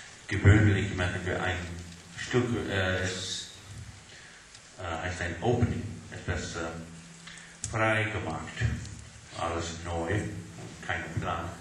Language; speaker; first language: German; non-native, learner; English